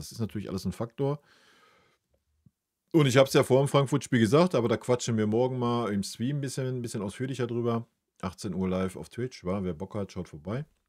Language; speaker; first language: German; native; German